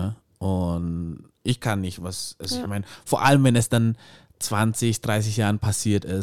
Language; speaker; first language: German; non-native, fluent; Indonesian